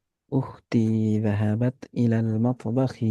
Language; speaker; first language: Arabic; non-native, fluent; Bangla